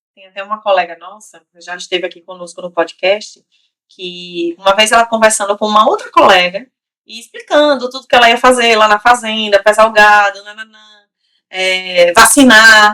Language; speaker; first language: Portuguese; native; Portuguese